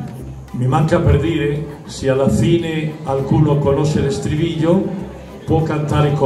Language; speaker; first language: Italian; non-native, fluent; Spanish